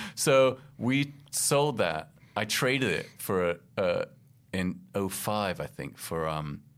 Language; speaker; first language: English; native; English